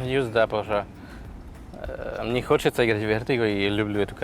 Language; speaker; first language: Russian; non-native, fluent; Slovak